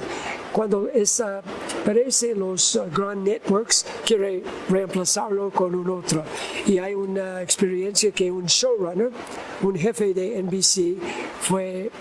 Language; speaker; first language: Spanish; non-native, learner; English